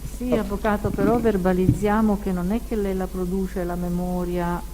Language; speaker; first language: Italian; native; Italian